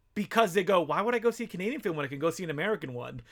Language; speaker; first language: English; non-native, fluent; French